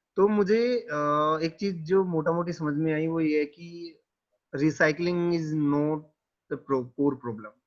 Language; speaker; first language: Hindi; native; Hindi